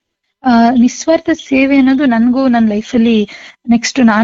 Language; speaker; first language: Kannada; native; Kannada